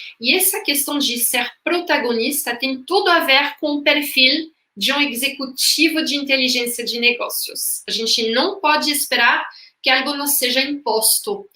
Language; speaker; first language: Portuguese; non-native, fluent; French